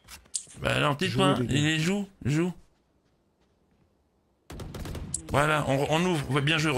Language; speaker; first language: French; native; French